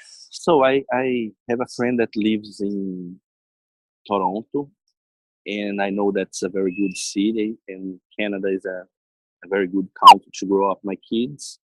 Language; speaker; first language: English; non-native, learner; Portuguese